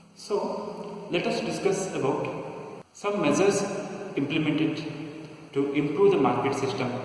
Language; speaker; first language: English; non-native, local second language; Kannada